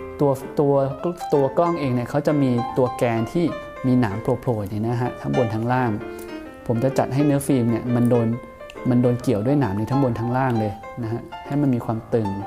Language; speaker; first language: Thai; native; Thai